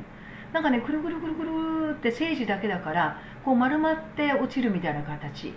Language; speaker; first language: Japanese; native; Japanese